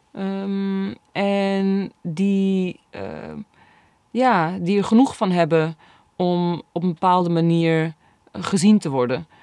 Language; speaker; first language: Dutch; early bilingual, other home language; Bosnian